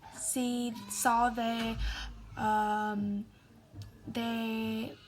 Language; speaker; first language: English; non-native, learner; Vietnamese